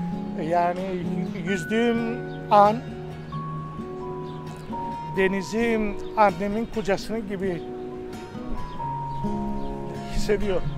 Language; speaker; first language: Turkish; non-native, local second language; Greek